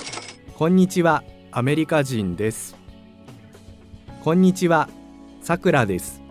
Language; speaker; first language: Japanese; non-native, learner; English